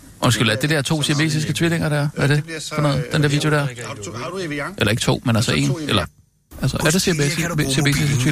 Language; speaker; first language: Danish; native; Danish